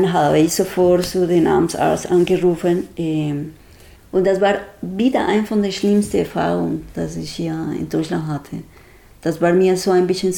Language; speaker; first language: German; non-native, fluent; Spanish